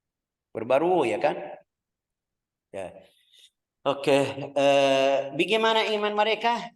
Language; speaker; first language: Indonesian; non-native, fluent; Arabic